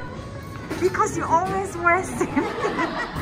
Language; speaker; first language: English; non-native, learner; Indonesian